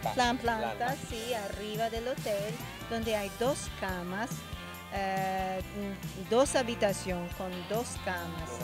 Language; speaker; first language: Spanish; non-native, learner; Italian